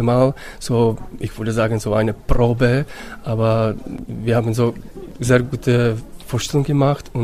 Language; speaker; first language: German; non-native, fluent; Czech